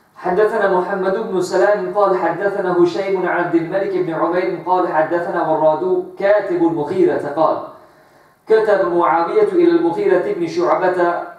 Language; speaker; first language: Arabic; non-native, fluent; English